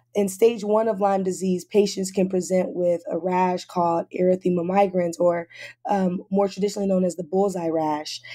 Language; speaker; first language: English; native; English